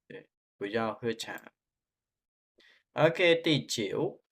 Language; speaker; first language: Chinese; non-native, fluent; Khmer